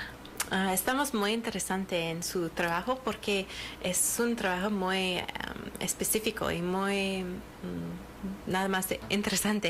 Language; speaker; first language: Spanish; non-native, learner; English